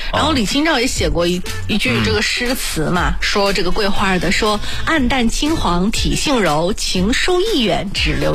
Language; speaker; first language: Chinese; native; Chinese